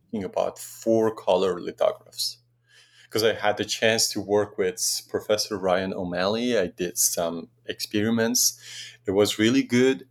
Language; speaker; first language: English; non-native, fluent; Persian